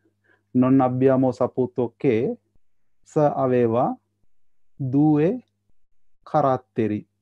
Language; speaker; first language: Italian; non-native, fluent; Sinhala